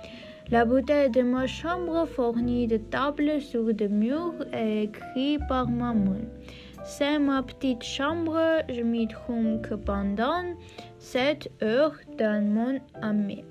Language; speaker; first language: French; non-native, learner; Armenian